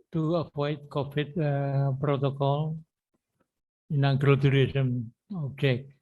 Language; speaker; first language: English; non-native, learner; Indonesian